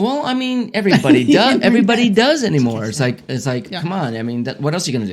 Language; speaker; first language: English; native; English